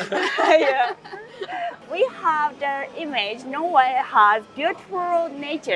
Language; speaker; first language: English; non-native, learner; Japanese